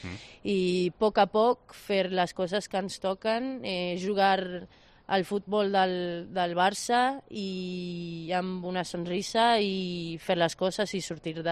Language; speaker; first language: Catalan; non-native, fluent; Spanish